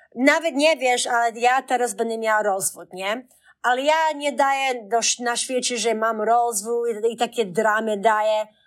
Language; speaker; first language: Polish; early bilingual, heritage; Polish